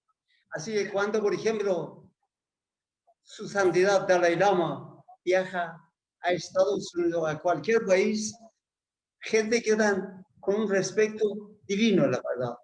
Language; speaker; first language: Spanish; non-native, fluent; Persian